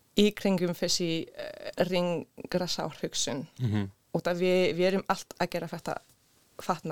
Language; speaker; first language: Icelandic; non-native, learner; Swedish